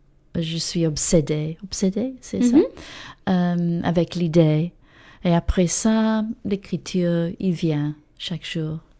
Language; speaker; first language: French; non-native, learner; English